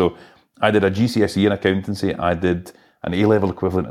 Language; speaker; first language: English; native; English